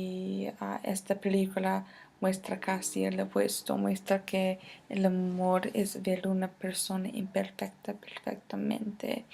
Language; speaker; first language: Spanish; non-native, fluent; English